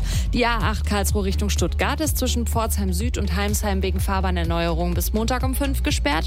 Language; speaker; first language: German; native; German